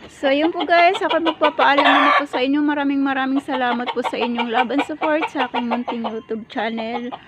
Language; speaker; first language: Filipino; non-native, local second language; Cebuano